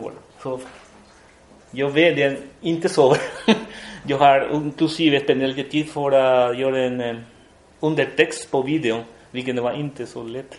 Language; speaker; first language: Swedish; non-native, fluent; Spanish